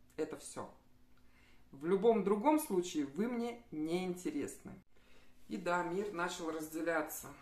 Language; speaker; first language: Russian; native; Russian